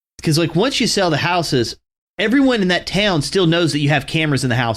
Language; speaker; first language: English; native; English